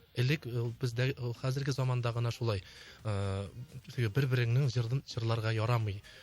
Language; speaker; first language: Tatar; native; Tatar